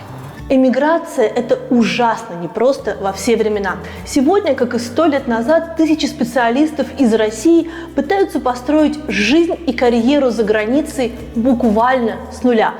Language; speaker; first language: Russian; native; Russian